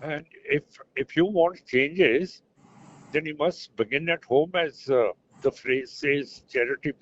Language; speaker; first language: English; non-native, local second language; Punjabi